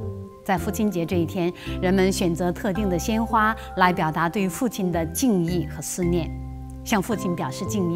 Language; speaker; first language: Chinese; native; Chinese